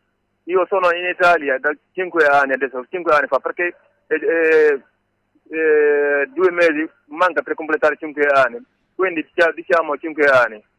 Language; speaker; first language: Italian; non-native, learner; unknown